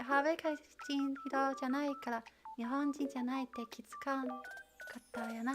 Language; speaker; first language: Japanese; non-native, learner; Chinese